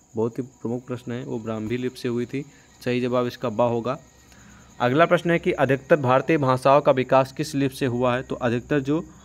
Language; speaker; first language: Hindi; native; Hindi